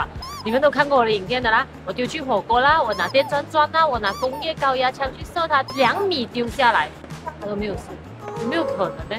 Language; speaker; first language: Chinese; native; Chinese